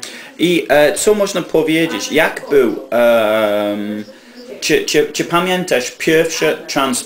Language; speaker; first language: Polish; non-native, learner; English